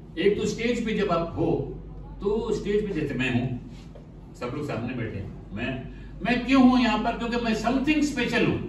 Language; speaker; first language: Hindi; non-native, local second language; Sindhi